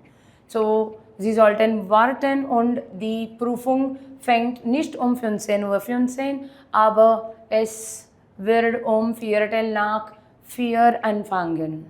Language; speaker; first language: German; non-native, learner; Hindi